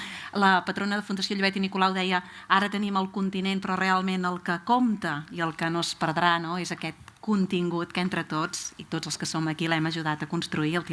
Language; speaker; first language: Catalan; native; Catalan